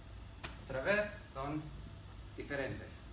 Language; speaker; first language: Spanish; non-native, learner; Hebrew